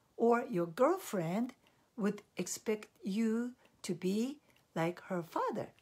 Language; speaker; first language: English; non-native, fluent; Japanese